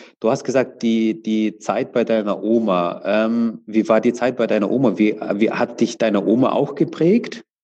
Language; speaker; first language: German; native; German